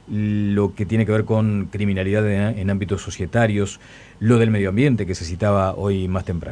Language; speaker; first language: Spanish; native; Spanish